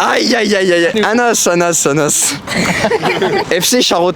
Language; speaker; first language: French; native; French